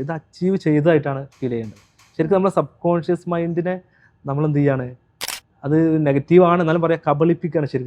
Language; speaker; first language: Malayalam; native; Malayalam